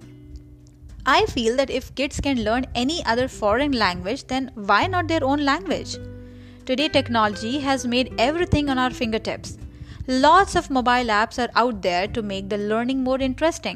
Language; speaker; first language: English; non-native, local second language; Marathi